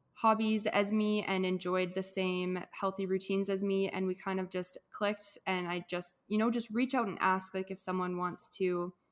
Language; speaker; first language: English; native; English